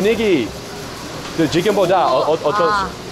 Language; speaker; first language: Korean; non-native, learner; Dutch